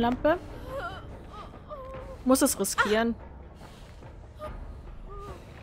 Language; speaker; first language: German; native; German